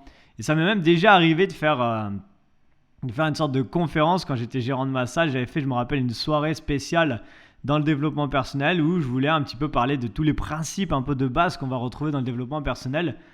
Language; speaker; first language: French; native; French